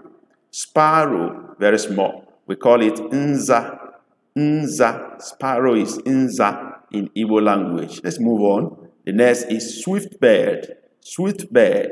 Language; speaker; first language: English; non-native, local second language; Igbo